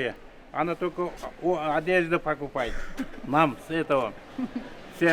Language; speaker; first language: Russian; non-native, local second language; Kyrgyz